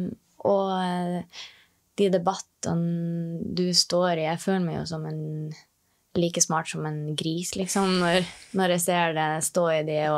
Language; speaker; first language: Norwegian; native; Norwegian